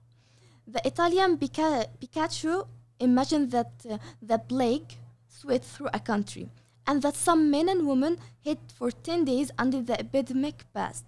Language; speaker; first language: English; non-native, fluent; Arabic